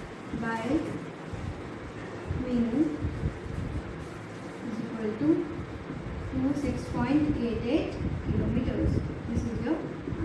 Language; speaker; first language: English; non-native, local second language; Hindi